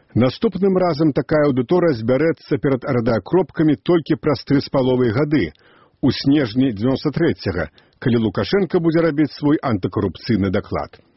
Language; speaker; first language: Belarusian; native; Belarusian